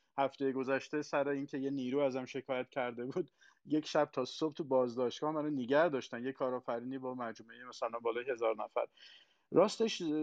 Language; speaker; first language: Persian; non-native, local second language; Azerbaijani